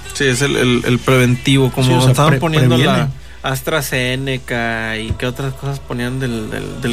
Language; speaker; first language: Spanish; native; Spanish